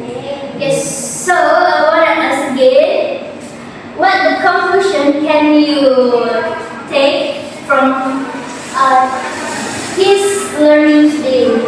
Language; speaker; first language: English; non-native, learner; Indonesian